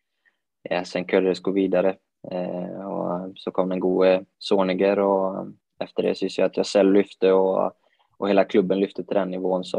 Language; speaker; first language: Swedish; native; Swedish